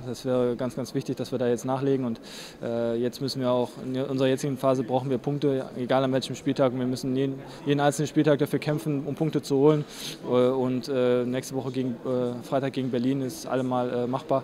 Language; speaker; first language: German; native; German